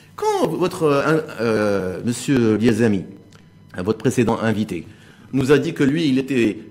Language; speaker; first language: French; non-native, local second language; Arabic